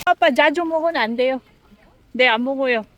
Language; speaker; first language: Korean; non-native, learner; Cebuano